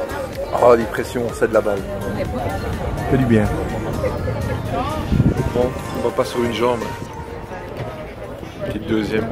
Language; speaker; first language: French; native; French